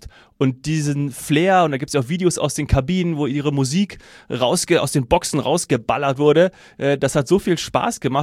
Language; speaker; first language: German; native; German